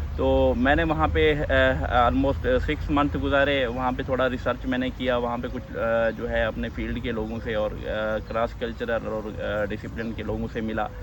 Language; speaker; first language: Urdu; non-native, local second language; Saraiki